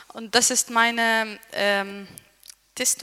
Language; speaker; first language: German; non-native, learner; Arabic